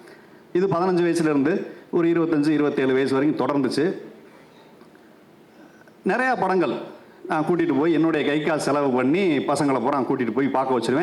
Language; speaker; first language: Tamil; native; Tamil